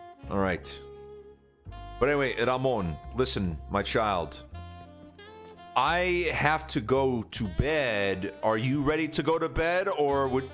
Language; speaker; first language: English; native; English